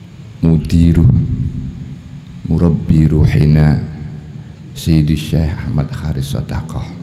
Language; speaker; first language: Arabic; non-native, learner; Indonesian